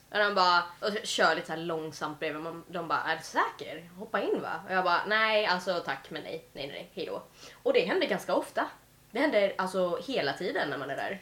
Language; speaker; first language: Swedish; early bilingual, heritage; Swedish